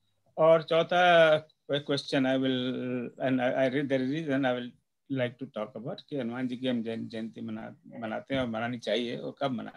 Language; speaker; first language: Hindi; native; Hindi